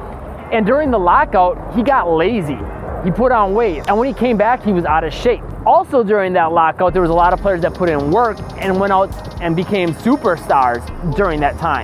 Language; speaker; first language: English; native; English